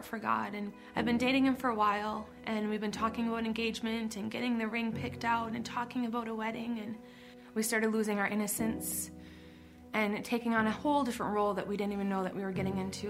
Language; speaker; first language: English; native; English